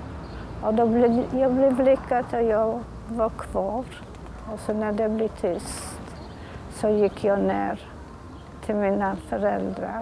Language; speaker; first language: Swedish; non-native, fluent; Polish